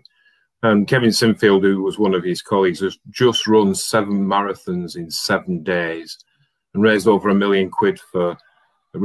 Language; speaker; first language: English; native; English